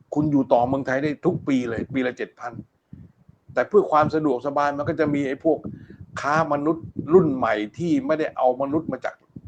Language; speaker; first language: Thai; native; Thai